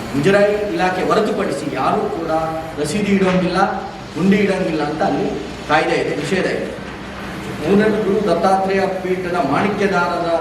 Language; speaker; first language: Kannada; native; Kannada